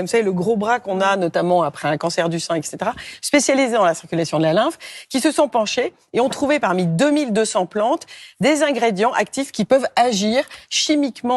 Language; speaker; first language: French; native; French